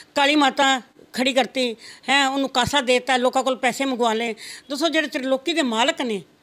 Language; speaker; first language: Punjabi; non-native, local second language; Rajasthani